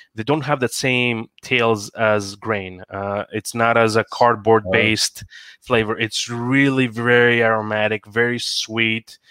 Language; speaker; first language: English; non-native, fluent; Greek